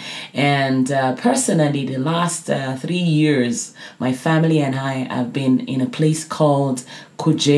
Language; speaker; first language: English; non-native, local second language; Yoruba